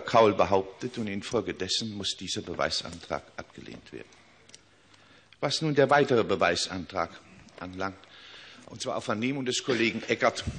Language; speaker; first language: German; native; German